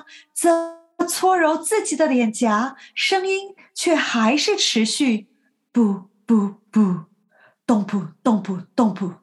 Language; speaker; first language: Chinese; native; Chinese